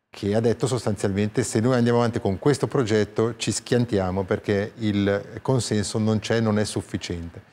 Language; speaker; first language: Italian; native; Italian